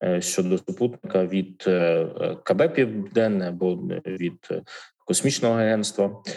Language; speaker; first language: Ukrainian; native; Ukrainian